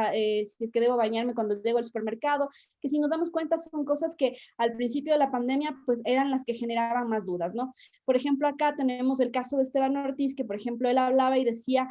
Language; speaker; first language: Spanish; native; Spanish